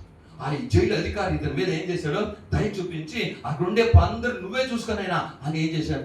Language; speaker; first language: Telugu; native; Telugu